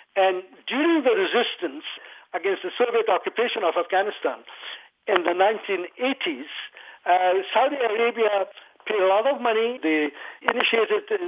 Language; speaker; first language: English; non-native, fluent; Persian